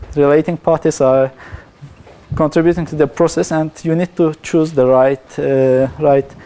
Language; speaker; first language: English; non-native, fluent; Azerbaijani